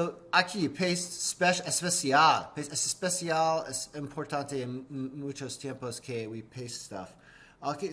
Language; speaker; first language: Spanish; non-native, learner; English